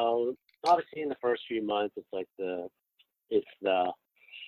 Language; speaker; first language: English; native; English